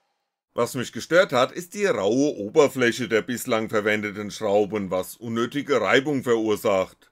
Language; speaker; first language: German; native; German